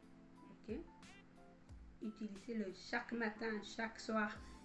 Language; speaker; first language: French; non-native, fluent; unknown